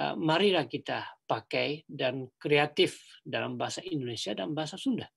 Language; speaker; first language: Indonesian; non-native, fluent; Japanese